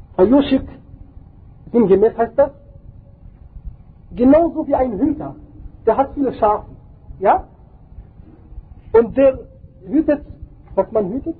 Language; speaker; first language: German; non-native, fluent; Arabic